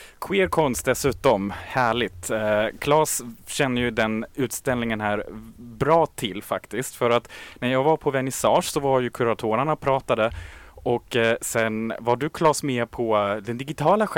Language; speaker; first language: Swedish; native; Swedish